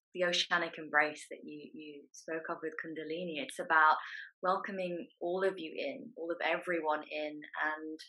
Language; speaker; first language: English; native; English